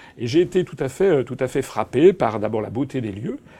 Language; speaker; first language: French; native; French